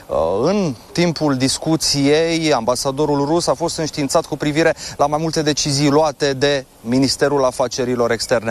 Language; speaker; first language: Romanian; native; Romanian